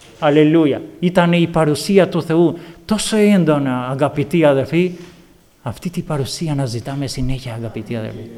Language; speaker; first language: Greek; non-native, fluent; Albanian